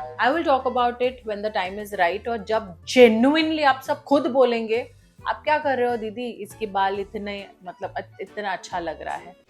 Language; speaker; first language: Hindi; non-native, local second language; Bangla